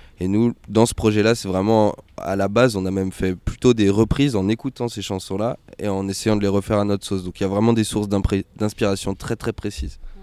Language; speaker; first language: French; native; French